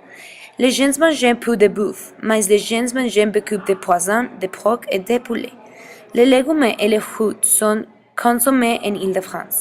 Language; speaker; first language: French; non-native, learner; Spanish